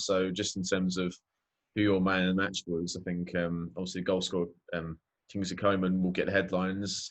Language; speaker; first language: English; native; English